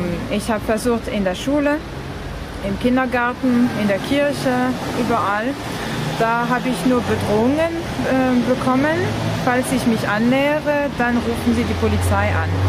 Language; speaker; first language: German; non-native, fluent; French